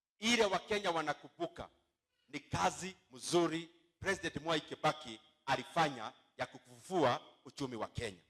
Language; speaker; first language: Swahili; non-native, local second language; Kikuyu